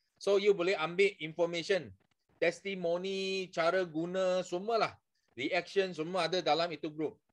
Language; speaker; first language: Malay; non-native, local second language; Chinese